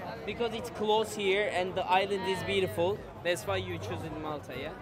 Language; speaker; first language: English; non-native, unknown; Turkish